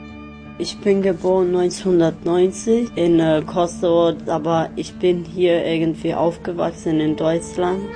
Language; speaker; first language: German; early bilingual, other home language; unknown